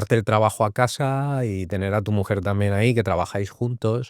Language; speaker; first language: Spanish; native; Spanish